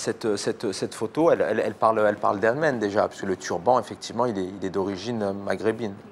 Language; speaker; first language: French; native; French